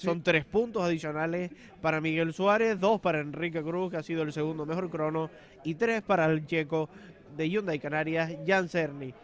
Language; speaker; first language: Spanish; native; Spanish